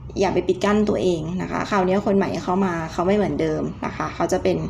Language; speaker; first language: Thai; native; Thai